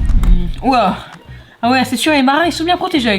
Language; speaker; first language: French; native; French